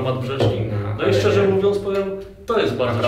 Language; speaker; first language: Polish; native; Polish